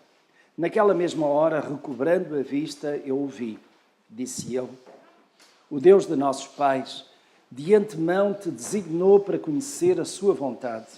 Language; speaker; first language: Portuguese; native; Portuguese